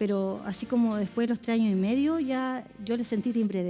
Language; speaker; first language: Spanish; native; Spanish